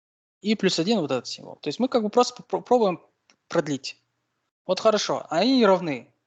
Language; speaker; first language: Russian; native; Russian